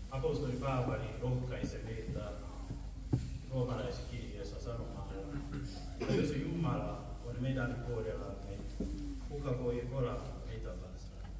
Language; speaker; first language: Finnish; non-native, fluent; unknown